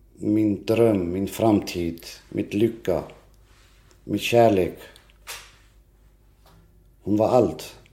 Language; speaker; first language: Swedish; non-native, local second language; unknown